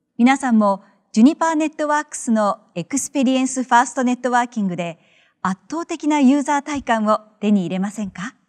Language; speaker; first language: Japanese; native; Japanese